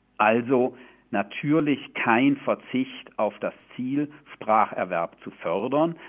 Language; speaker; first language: German; native; German